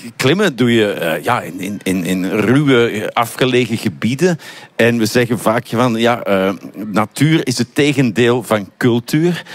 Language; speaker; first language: Dutch; native; Dutch